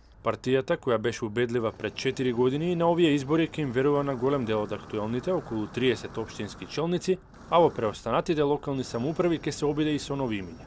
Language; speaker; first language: Macedonian; native; Macedonian